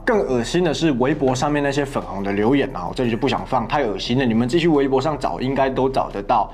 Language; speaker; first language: Chinese; native; Chinese